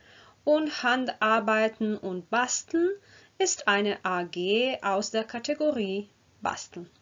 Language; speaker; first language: German; non-native, fluent; Croatian